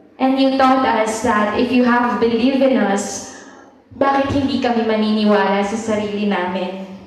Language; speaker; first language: Filipino; native; Filipino